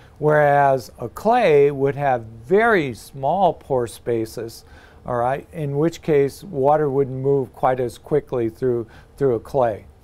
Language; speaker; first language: English; native; English